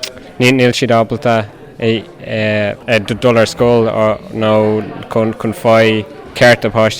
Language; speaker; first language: Irish; non-native, local second language; English